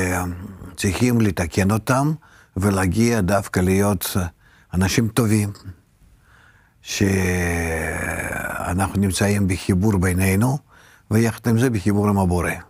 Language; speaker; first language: Hebrew; non-native, fluent; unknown